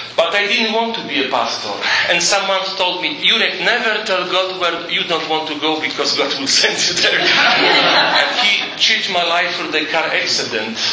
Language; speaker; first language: English; non-native, fluent; Polish